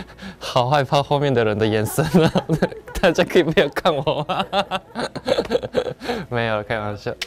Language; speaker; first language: Chinese; non-native, fluent; Japanese